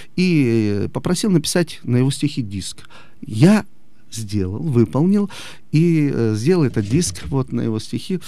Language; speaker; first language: Russian; native; Russian